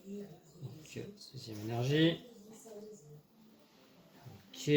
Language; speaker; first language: French; native; French